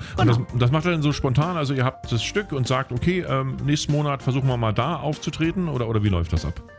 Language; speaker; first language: German; native; German